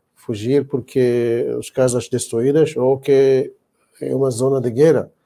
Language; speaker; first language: Portuguese; non-native, fluent; Hebrew